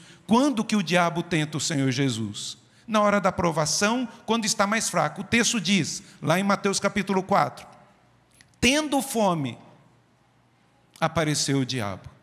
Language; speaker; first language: Portuguese; native; Portuguese